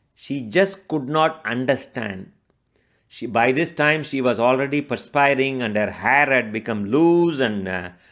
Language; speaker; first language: English; non-native, local second language; Tamil